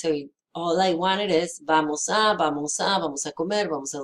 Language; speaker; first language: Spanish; non-native, fluent; English